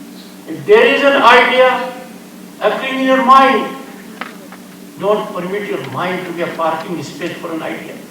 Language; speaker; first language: English; non-native, local second language; Hindi